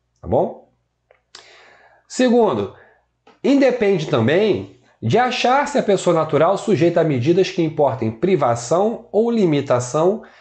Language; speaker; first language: Portuguese; native; Portuguese